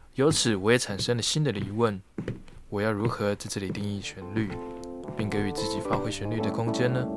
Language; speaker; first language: Chinese; native; Chinese